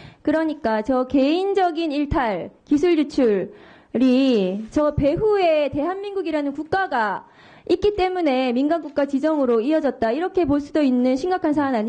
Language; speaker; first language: Korean; native; Korean